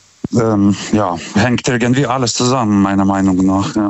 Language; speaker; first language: German; non-native, fluent; Lithuanian